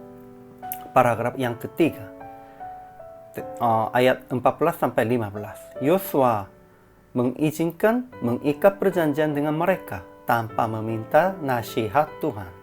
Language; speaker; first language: Indonesian; non-native, fluent; Korean